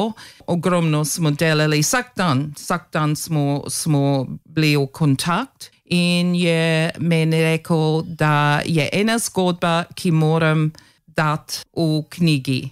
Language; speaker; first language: Slovenian; early bilingual, heritage; Slovenian